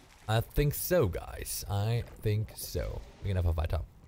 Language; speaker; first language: German; native; German